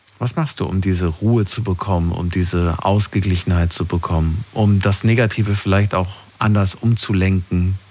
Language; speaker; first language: German; native; German